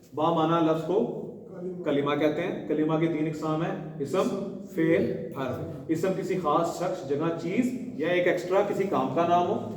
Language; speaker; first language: Urdu; non-native, local second language; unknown